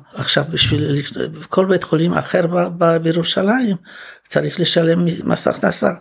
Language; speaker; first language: Hebrew; non-native, fluent; Polish